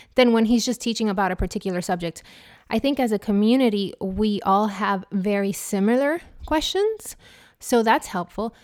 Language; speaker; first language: English; non-native, fluent; Spanish